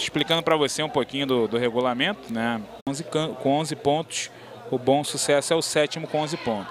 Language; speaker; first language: Portuguese; native; Portuguese